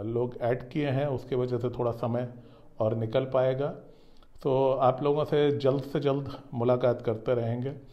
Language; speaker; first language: Hindi; native; Hindi